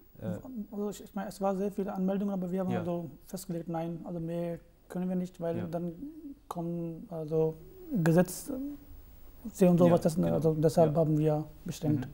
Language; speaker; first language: German; non-native, fluent; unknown